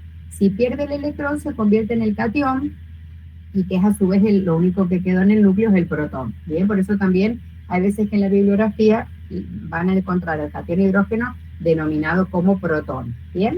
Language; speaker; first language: Spanish; native; Spanish